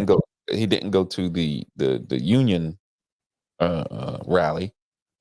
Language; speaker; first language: English; native; English